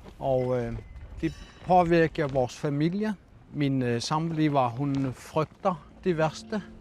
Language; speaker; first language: Danish; non-native, local second language; Kalaallisut